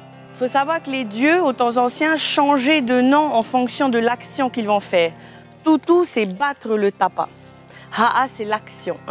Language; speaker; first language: French; native; French